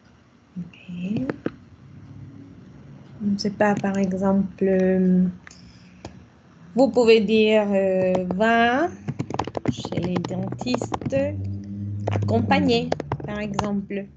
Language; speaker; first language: French; non-native, fluent; Spanish